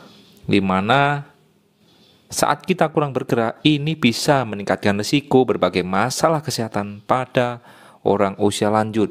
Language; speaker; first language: Indonesian; native; Indonesian